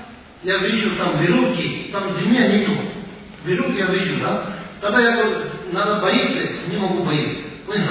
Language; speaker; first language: Russian; non-native, learner; Tibetan